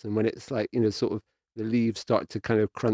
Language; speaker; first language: English; native; English